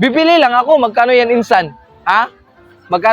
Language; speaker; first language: Filipino; non-native, local second language; Cebuano